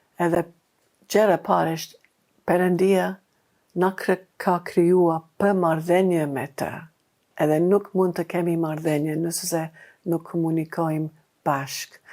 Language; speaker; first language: Albanian; non-native, fluent; English